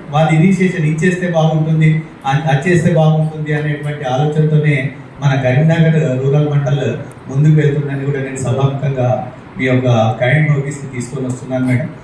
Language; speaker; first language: Telugu; native; Telugu